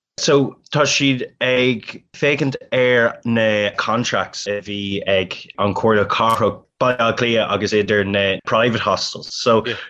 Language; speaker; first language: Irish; non-native, local second language; English